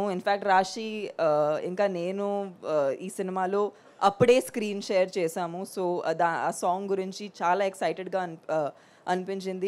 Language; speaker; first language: Telugu; non-native, fluent; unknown